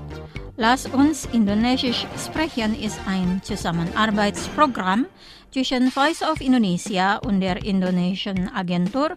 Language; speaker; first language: German; non-native, fluent; Indonesian